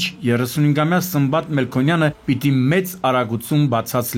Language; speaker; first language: Armenian; native; Armenian